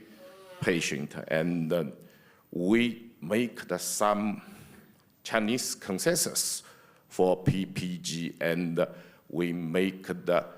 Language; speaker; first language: English; non-native, fluent; Chinese